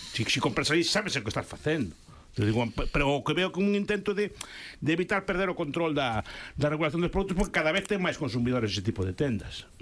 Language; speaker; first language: Galician; non-native, local second language; Spanish